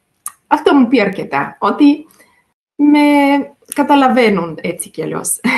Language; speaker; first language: Greek; non-native, fluent; Bulgarian